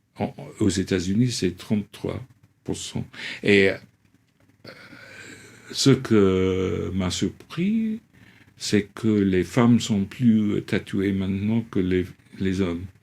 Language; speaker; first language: French; non-native, fluent; English